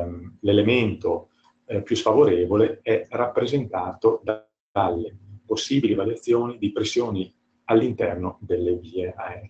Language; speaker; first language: Italian; native; Italian